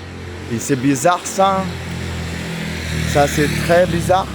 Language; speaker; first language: French; non-native, learner; Portuguese